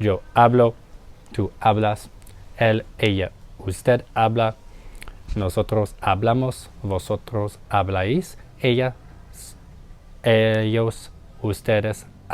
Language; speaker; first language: Spanish; non-native, learner; English